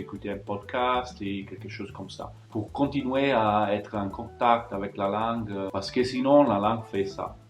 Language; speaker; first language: French; non-native, fluent; Italian